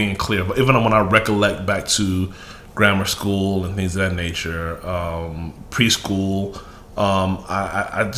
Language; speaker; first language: English; early bilingual, other home language; Yoruba